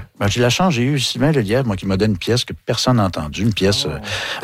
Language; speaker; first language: French; native; French